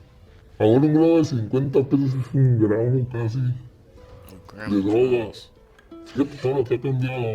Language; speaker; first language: Spanish; native; Spanish